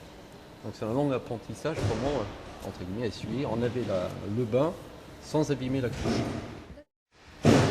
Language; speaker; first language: French; native; French